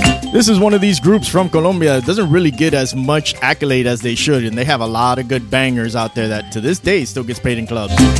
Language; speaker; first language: English; early bilingual, other home language; Spanish